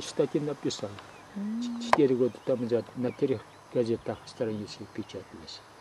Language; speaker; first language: Russian; non-native, local second language; Uyghur